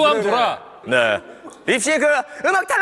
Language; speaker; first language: Korean; native; Korean